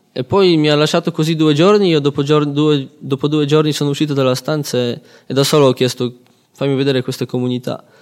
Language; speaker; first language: Italian; non-native, fluent; Polish